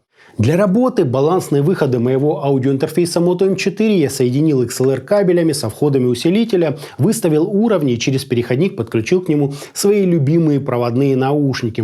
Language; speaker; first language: Russian; native; Russian